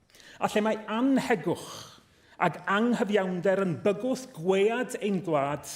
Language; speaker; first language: Welsh; native; Welsh